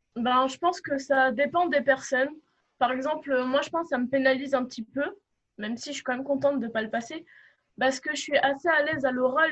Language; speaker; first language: French; native; French